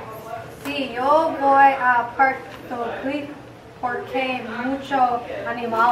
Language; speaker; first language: Spanish; non-native, learner; English